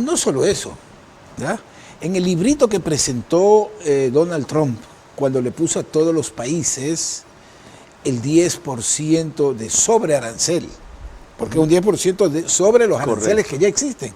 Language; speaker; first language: Spanish; native; Spanish